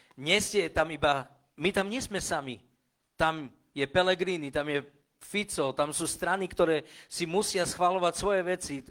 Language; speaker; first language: Slovak; non-native, local second language; Romany